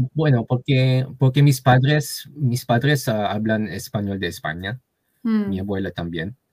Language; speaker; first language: Spanish; non-native, learner; Chinese